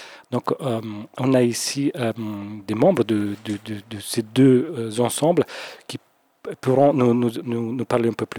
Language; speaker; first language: French; native; French